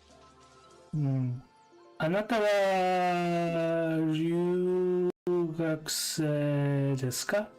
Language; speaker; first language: Japanese; non-native, learner; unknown